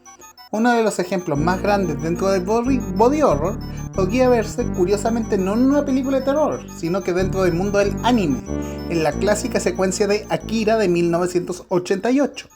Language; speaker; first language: Spanish; native; Spanish